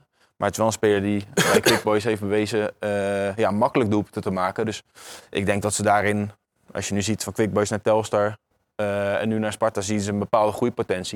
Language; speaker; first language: Dutch; native; Dutch